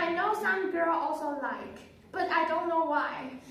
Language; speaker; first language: English; non-native, learner; Chinese